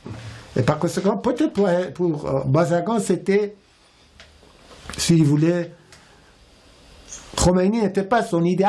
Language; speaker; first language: French; non-native, fluent; Persian